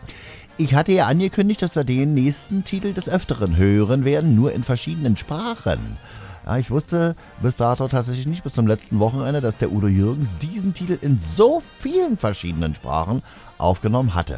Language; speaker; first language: German; native; German